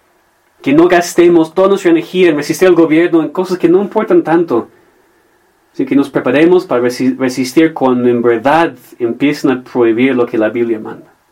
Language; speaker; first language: Spanish; non-native, fluent; English